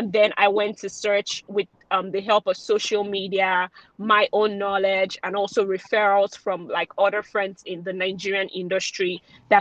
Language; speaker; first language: English; non-native, local second language; Yoruba